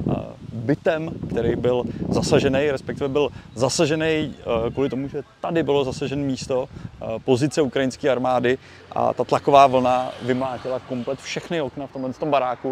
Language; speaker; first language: Czech; native; Czech